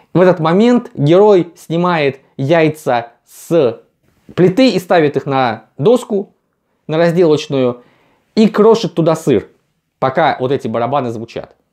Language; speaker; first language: Russian; native; Russian